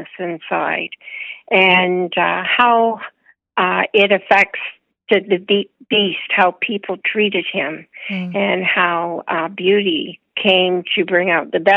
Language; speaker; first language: English; native; English